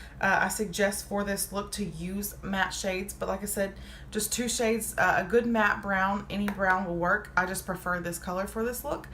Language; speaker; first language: English; native; English